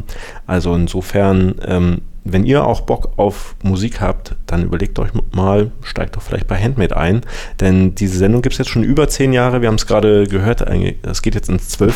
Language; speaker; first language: German; native; German